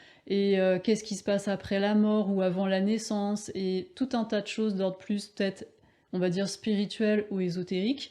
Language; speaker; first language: French; native; French